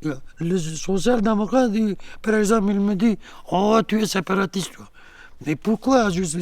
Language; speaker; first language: French; non-native, learner; Kurdish